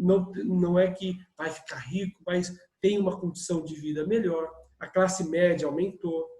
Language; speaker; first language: Portuguese; native; Portuguese